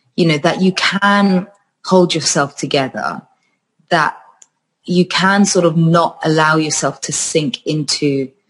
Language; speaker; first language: English; early bilingual, other home language; Georgian